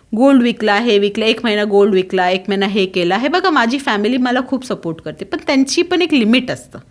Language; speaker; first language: Marathi; non-native, local second language; Tulu